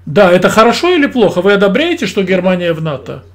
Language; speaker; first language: Russian; native; Russian